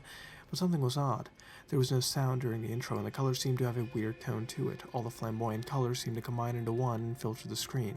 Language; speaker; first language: English; native; English